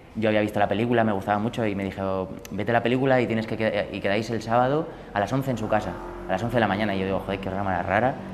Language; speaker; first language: Spanish; native; Spanish